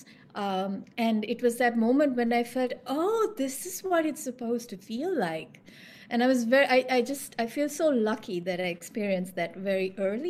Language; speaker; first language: English; non-native, local second language; Sinhala